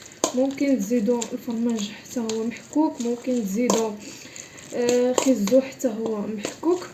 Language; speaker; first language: Arabic; native; Arabic